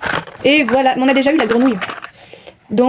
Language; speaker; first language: French; native; French